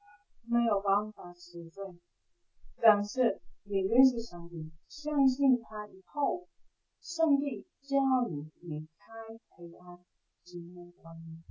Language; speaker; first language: Chinese; non-native, fluent; English